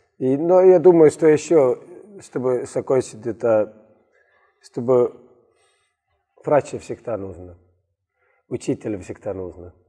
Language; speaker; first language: Russian; non-native, learner; Estonian